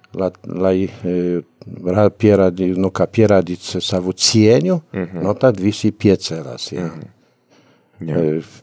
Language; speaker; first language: Latvian; non-native, fluent; Polish